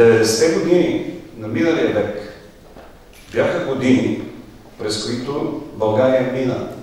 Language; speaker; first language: Bulgarian; native; Bulgarian